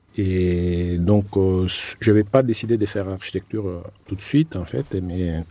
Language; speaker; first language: French; non-native, fluent; Italian